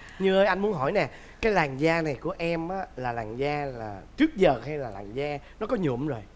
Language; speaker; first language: Vietnamese; native; Vietnamese